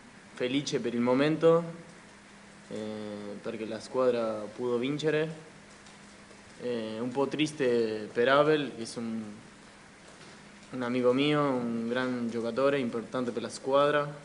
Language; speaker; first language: Italian; non-native, learner; Spanish